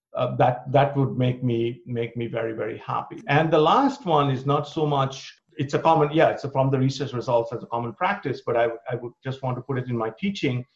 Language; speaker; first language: English; non-native, local second language; Bangla